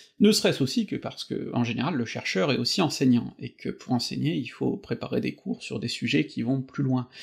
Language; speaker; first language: French; native; French